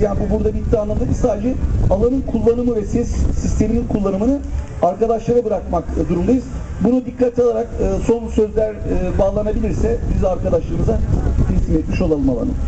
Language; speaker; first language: Turkish; native; Turkish